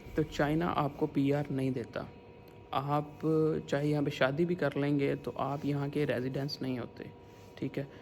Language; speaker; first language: Urdu; non-native, local second language; Punjabi